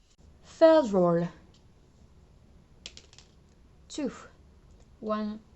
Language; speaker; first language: English; non-native, fluent; French